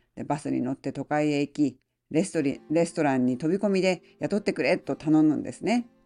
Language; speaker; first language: Japanese; native; Japanese